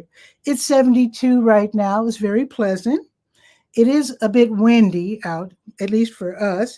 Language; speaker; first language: English; native; English